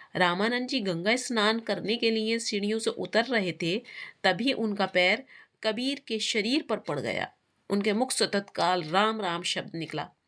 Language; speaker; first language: Hindi; native; Hindi